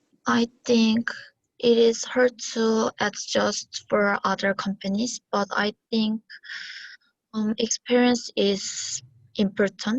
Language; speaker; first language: English; non-native, learner; Korean